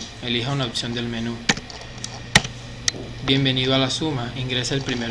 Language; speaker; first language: Spanish; native; Spanish